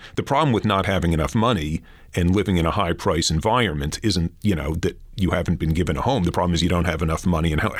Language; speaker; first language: English; native; English